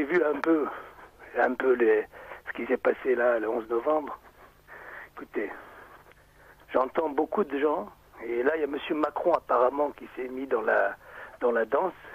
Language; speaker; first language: French; native; French